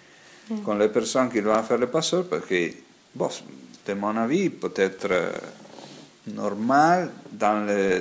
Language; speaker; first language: French; non-native, fluent; Italian